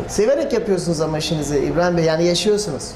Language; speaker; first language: Turkish; native; Turkish